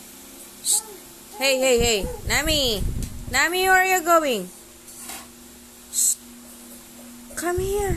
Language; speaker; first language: English; non-native, local second language; Filipino